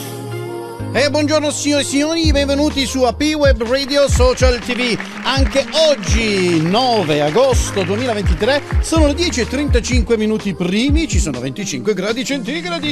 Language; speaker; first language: Italian; native; Italian